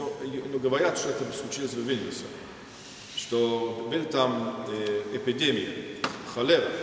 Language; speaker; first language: Russian; non-native, fluent; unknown